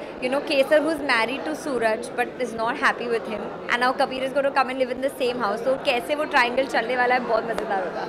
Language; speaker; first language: Hindi; native; Hindi